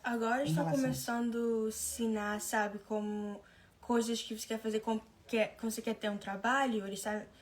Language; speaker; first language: Portuguese; early bilingual, heritage; Portuguese